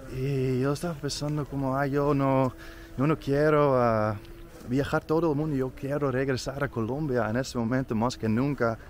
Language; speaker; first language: Spanish; non-native, fluent; Dutch